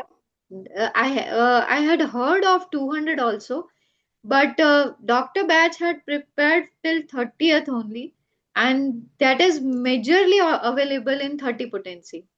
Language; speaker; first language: English; non-native, local second language; Gujarati